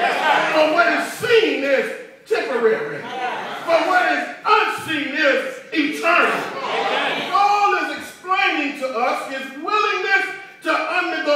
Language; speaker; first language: English; native; English